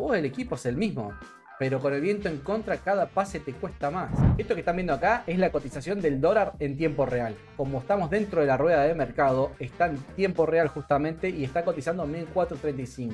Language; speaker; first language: Spanish; native; Spanish